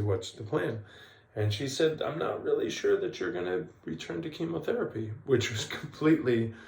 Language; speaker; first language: English; native; English